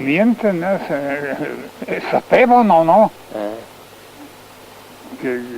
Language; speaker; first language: Italian; non-native, learner; Slovenian